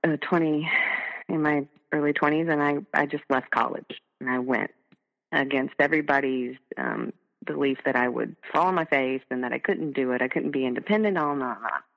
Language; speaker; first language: English; native; English